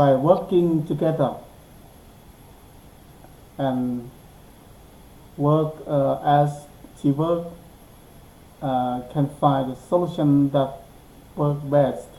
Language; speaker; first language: English; non-native, learner; Thai